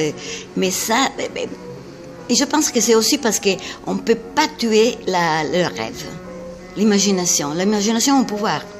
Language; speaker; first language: French; non-native, fluent; Italian